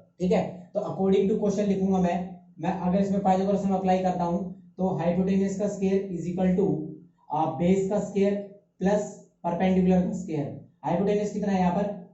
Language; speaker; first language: Hindi; native; Hindi